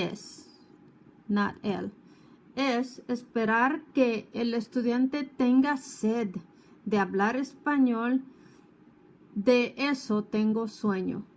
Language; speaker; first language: Spanish; non-native, fluent; English